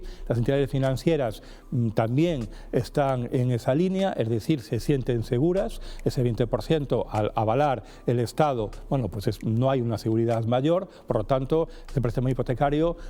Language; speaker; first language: Spanish; native; Spanish